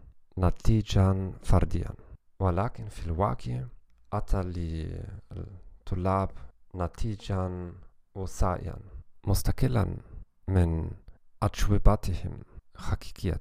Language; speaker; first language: Arabic; non-native, learner; German